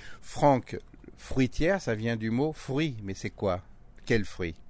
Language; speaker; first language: French; native; French